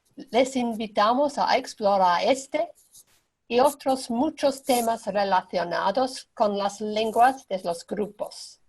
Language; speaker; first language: Spanish; non-native, learner; English